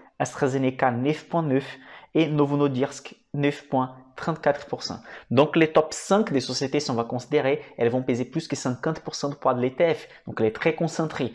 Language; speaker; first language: French; non-native, fluent; Portuguese